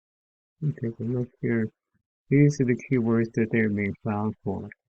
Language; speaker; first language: English; native; English